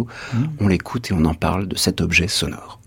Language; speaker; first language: French; native; French